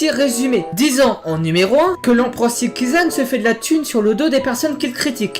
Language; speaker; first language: French; native; French